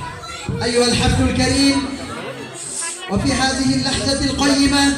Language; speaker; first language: Arabic; non-native, learner; Bangla